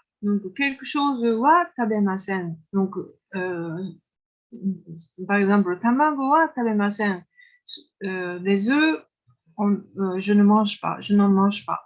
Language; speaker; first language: French; non-native, fluent; Japanese